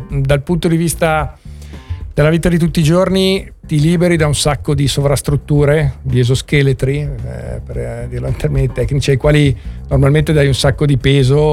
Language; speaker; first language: Italian; native; Italian